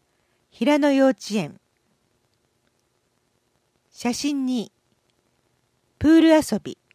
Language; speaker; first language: Japanese; native; Japanese